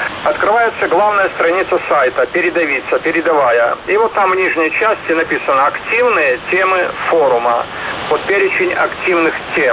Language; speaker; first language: Russian; native; Russian